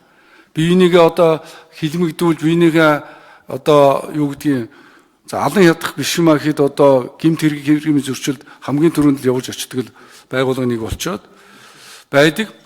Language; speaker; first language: Mongolian; native; Mongolian